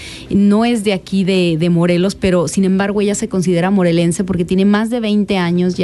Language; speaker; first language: Spanish; native; Spanish